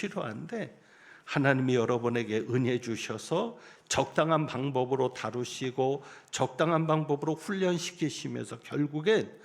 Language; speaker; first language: Korean; native; Korean